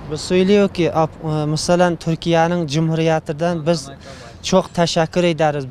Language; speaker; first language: Turkish; non-native, learner; Uzbek